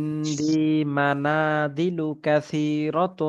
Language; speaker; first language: Arabic; non-native, fluent; Bangla